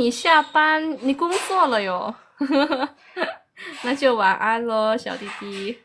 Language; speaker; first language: Chinese; early bilingual, heritage; Chinese